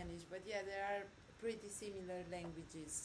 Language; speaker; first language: English; non-native, fluent; Romanian